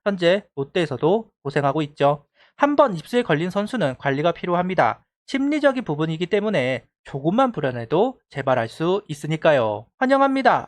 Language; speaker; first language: Korean; native; Korean